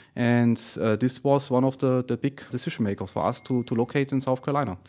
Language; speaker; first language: English; non-native, fluent; German